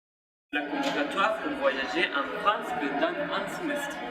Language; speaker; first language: French; non-native, learner; Spanish